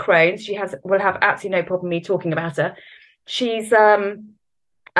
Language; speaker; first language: English; native; English